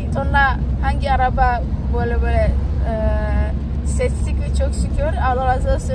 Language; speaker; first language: Turkish; non-native, learner; Indonesian